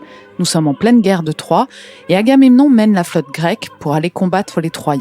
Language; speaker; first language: French; native; French